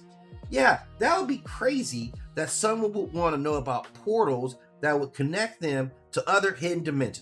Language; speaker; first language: English; native; English